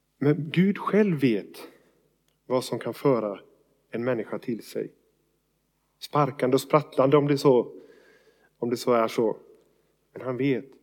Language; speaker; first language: Swedish; native; Swedish